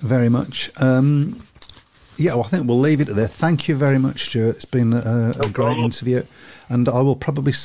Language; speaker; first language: English; native; English